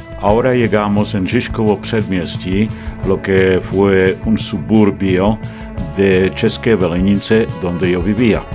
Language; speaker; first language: Spanish; non-native, fluent; Czech